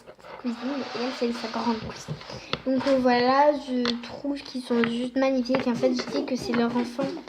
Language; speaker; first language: French; native; French